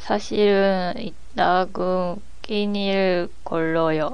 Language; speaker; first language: Korean; non-native, learner; Japanese